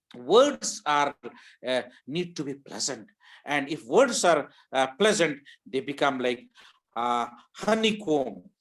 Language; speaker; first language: English; non-native, local second language; Hindi